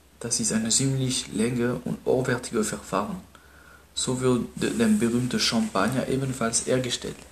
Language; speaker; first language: German; non-native, learner; Spanish